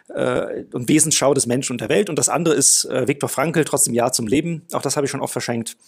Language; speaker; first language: German; non-native, fluent; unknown